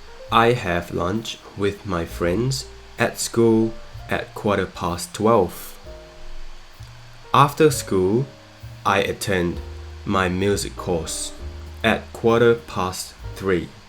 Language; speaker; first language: English; non-native, fluent; Thai